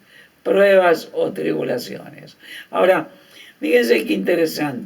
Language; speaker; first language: Spanish; native; Spanish